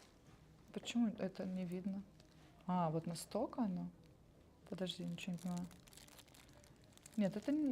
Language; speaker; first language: Russian; non-native, fluent; Estonian